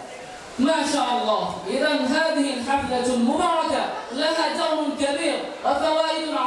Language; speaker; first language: Arabic; non-native, learner; Bangla